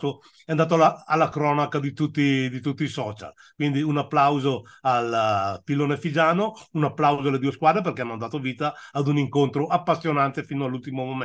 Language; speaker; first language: Italian; native; Italian